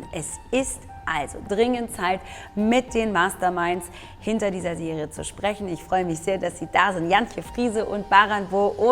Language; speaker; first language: German; native; German